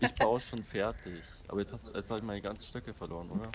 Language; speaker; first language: German; native; German